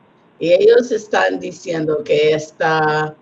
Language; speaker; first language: Spanish; non-native, learner; English